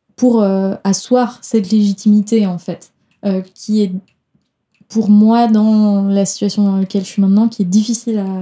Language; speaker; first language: French; non-native, fluent; Danish